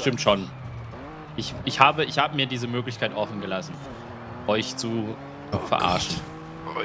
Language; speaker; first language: German; native; German